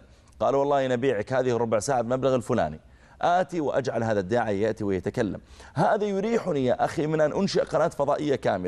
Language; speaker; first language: Arabic; native; Arabic